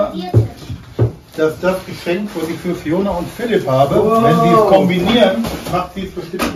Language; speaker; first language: German; native; German